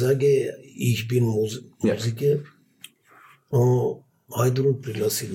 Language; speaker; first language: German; non-native, learner; Armenian